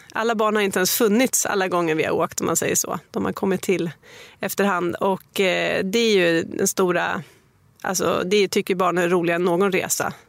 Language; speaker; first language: Swedish; native; Swedish